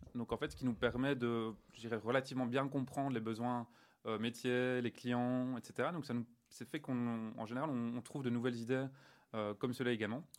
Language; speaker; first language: French; native; French